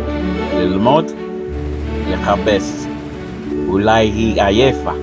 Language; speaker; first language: Hebrew; non-native, learner; English